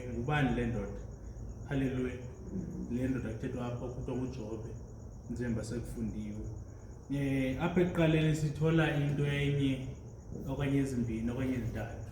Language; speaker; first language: Zulu; non-native, local second language; Xhosa